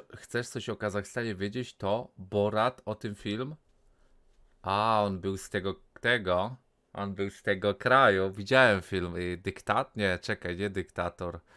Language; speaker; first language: Polish; native; Polish